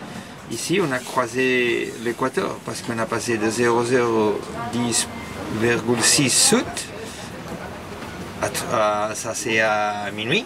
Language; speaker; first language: French; non-native, fluent; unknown